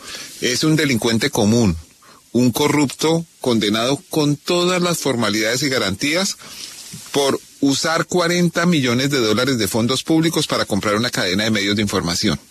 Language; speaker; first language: Spanish; native; Spanish